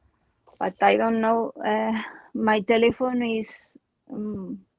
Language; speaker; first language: English; non-native, learner; Spanish